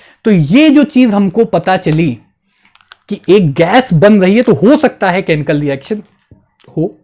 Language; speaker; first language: Hindi; native; Hindi